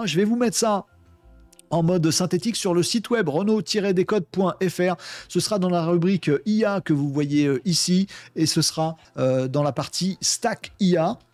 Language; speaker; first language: French; native; French